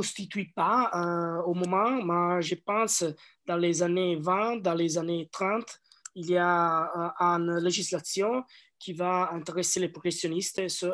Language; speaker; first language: French; non-native, learner; Italian